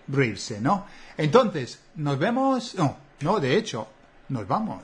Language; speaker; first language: Spanish; non-native, fluent; English